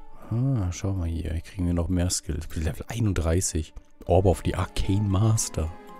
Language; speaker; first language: German; native; German